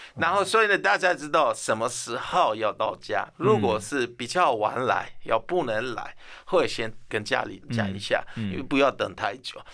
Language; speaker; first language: Chinese; non-native, fluent; Persian